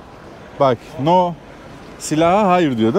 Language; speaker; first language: Turkish; native; Turkish